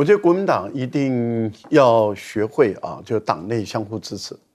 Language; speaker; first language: Chinese; native; Chinese